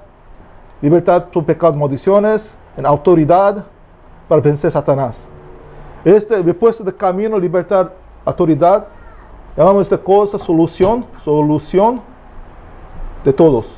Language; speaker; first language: Spanish; non-native, learner; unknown